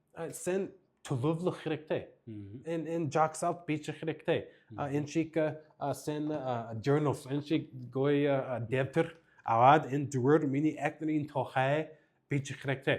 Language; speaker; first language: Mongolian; early bilingual, heritage; English